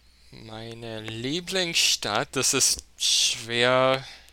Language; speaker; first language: German; non-native, fluent; English